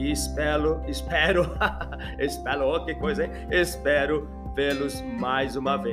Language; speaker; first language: Portuguese; non-native, fluent; English